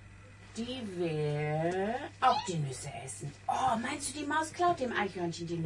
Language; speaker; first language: German; native; German